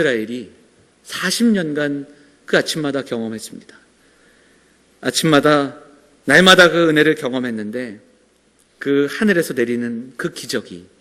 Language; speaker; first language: Korean; native; Korean